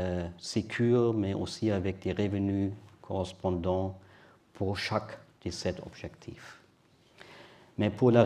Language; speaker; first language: French; non-native, learner; German